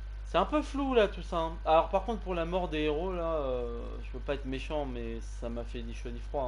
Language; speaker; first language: French; native; French